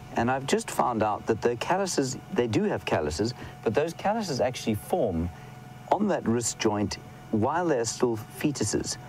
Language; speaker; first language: English; native; English